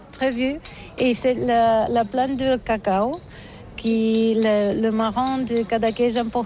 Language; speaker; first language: French; non-native, learner; Catalan